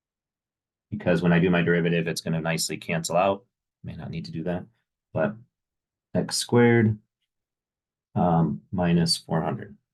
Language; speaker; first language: English; native; English